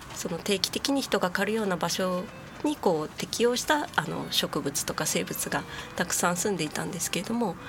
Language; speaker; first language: Japanese; native; Japanese